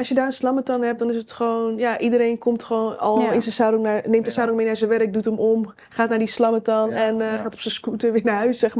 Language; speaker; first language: Dutch; native; Dutch